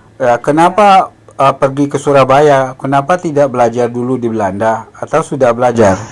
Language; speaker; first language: Indonesian; native; Indonesian